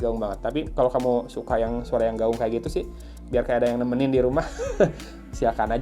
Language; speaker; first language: Indonesian; native; Indonesian